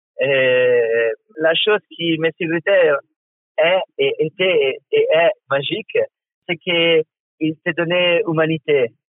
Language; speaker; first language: French; non-native, fluent; Italian